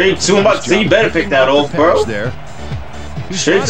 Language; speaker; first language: English; native; English